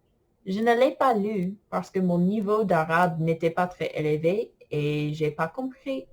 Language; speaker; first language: French; non-native, fluent; English